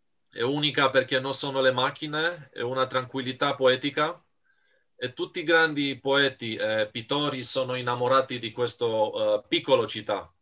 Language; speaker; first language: Italian; non-native, fluent; Romanian